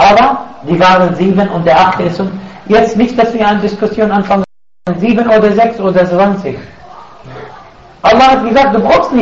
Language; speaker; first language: German; non-native, fluent; Arabic